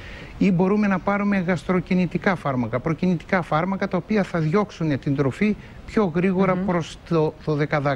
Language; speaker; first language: Greek; native; Greek